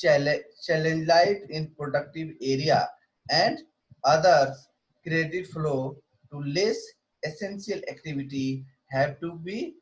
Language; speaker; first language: English; non-native, local second language; Hindi